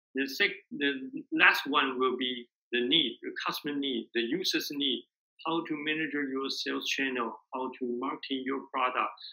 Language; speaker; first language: English; non-native, learner; Chinese